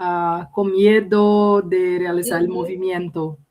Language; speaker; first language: Spanish; non-native, learner; Portuguese